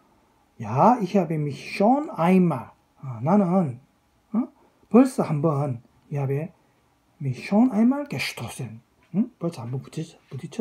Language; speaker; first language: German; non-native, fluent; Korean